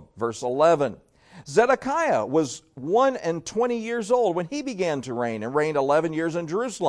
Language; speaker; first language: English; native; English